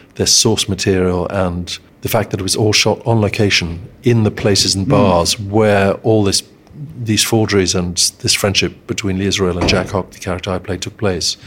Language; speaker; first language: English; native; English